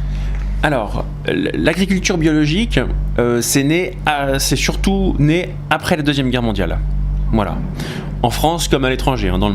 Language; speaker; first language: French; native; French